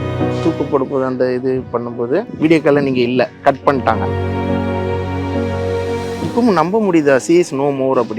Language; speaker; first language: Tamil; native; Tamil